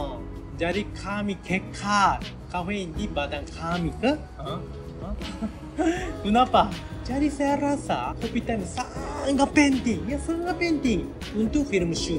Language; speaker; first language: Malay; non-native, learner; Japanese